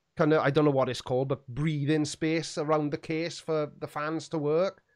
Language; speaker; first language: English; native; English